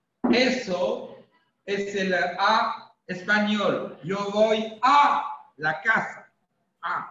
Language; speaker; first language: Spanish; non-native, fluent; French